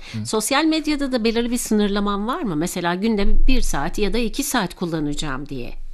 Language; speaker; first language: Turkish; native; Turkish